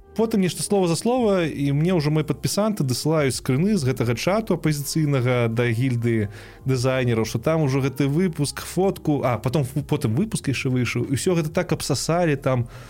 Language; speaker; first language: Belarusian; non-native, local second language; Russian